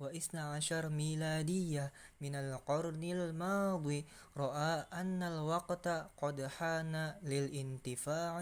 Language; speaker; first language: Arabic; non-native, learner; Indonesian